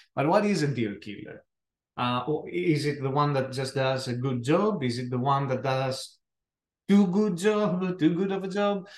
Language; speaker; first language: English; non-native, fluent; Greek